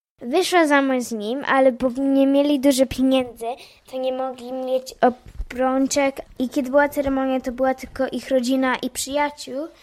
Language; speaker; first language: Polish; early bilingual, heritage; Polish